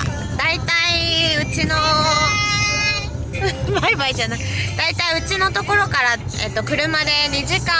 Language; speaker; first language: Japanese; native; Japanese